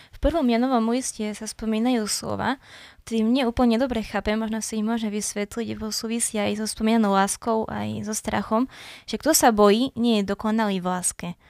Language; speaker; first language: Slovak; native; Slovak